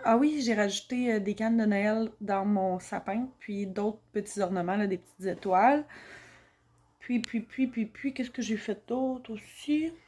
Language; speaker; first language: French; native; French